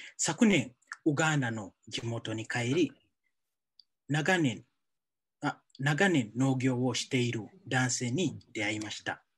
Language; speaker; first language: Japanese; non-native, fluent; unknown